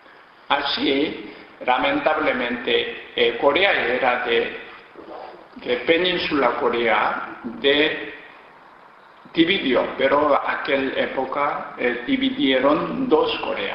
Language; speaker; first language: Spanish; non-native, learner; Korean